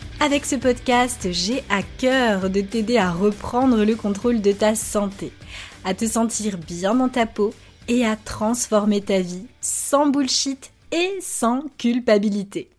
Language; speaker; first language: French; native; French